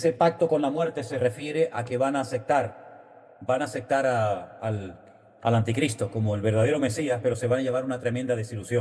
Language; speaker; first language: Spanish; native; Spanish